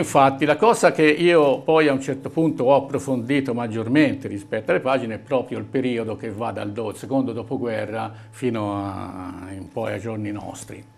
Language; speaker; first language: Italian; native; Italian